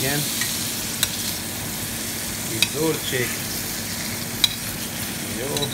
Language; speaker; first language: Hungarian; non-native, learner; Arabic